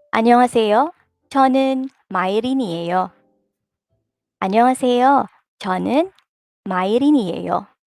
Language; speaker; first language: Korean; non-native, fluent; Filipino